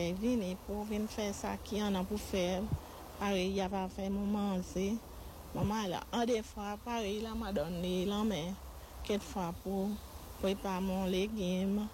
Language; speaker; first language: French; non-native, local second language; Seselwa Creole French